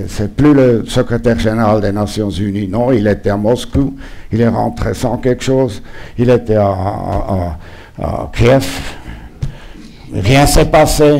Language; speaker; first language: French; non-native, local second language; German